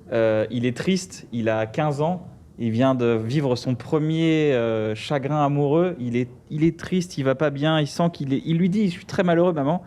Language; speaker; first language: French; native; French